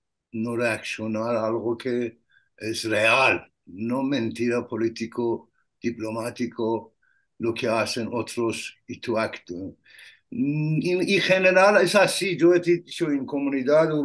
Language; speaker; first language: Spanish; non-native, learner; Persian